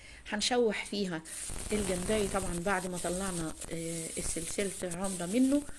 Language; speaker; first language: Arabic; native; Arabic